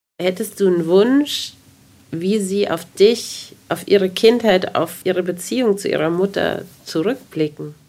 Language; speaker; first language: German; native; German